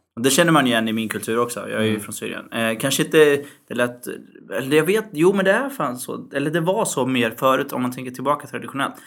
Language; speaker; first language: Swedish; early bilingual, other home language; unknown